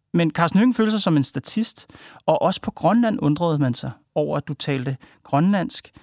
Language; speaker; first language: Danish; native; Danish